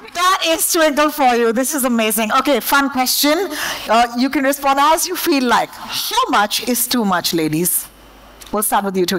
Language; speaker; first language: English; non-native, local second language; Hindi